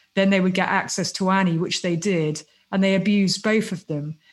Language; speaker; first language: English; native; English